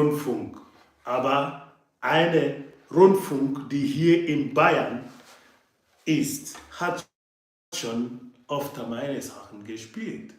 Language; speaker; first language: German; non-native, fluent; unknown